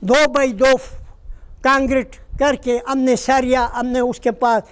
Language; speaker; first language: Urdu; non-native, local second language; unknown